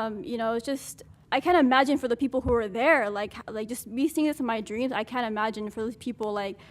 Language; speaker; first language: English; early bilingual, other home language; Arabic